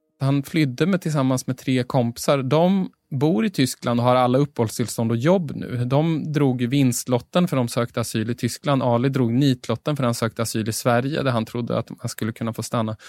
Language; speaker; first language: Swedish; native; Swedish